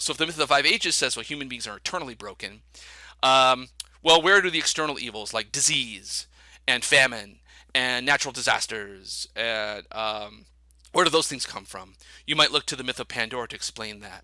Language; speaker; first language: English; native; English